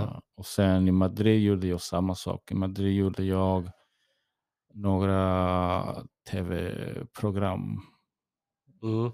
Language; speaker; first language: Swedish; early bilingual, heritage; English